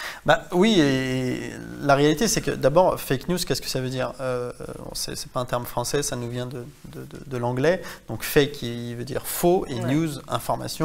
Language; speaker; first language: French; native; French